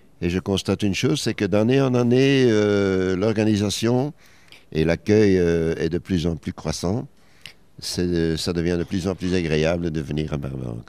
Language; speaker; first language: French; native; French